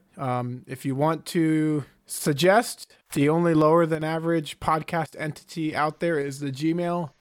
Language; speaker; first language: English; native; English